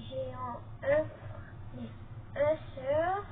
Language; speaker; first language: French; non-native, learner; Dutch